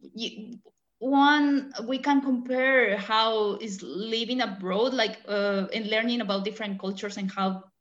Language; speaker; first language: English; non-native, fluent; Spanish